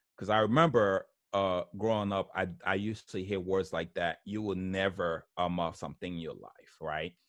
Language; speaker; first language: English; early bilingual, other home language; Haitian Creole